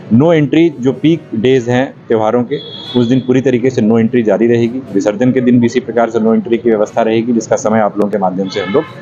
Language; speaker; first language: Hindi; native; Hindi